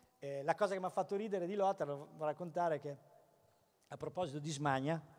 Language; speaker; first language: Italian; native; Italian